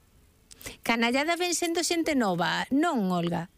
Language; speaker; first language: Galician; native; Galician